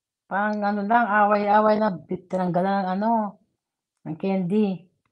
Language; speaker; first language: Filipino; native; Filipino